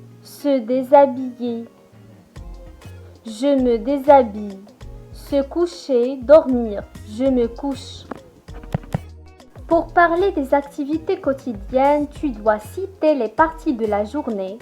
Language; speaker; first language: French; non-native, local second language; Arabic